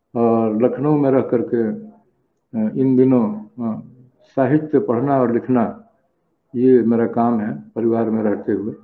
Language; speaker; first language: Hindi; native; Hindi